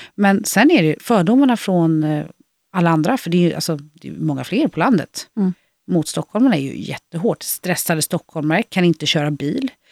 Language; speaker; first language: Swedish; native; Swedish